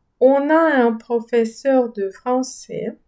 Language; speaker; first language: French; non-native, fluent; Ukrainian